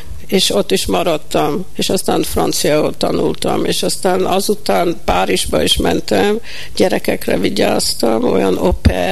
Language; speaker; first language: Hungarian; early bilingual, heritage; Hungarian